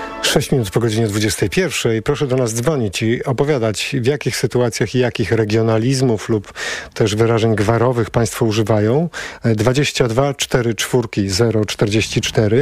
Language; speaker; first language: Polish; native; Polish